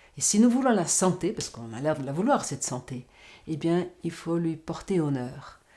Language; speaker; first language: French; non-native, fluent; Portuguese